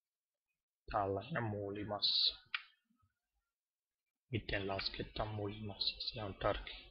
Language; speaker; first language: Finnish; non-native, learner; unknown